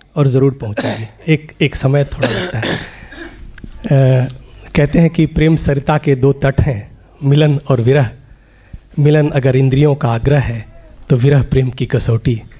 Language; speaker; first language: Hindi; native; Hindi